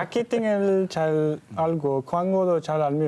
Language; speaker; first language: Korean; non-native, fluent; Uzbek